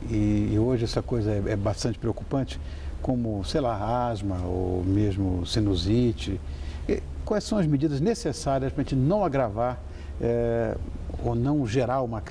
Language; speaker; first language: Portuguese; native; Portuguese